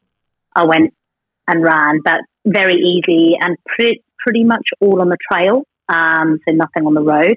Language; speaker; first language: English; native; English